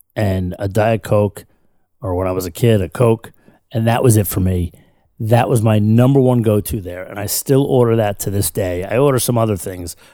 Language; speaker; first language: English; native; English